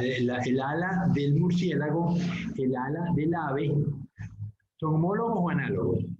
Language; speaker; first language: Spanish; native; Spanish